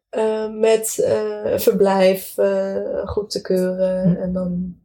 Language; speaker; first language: Dutch; non-native, fluent; Arabic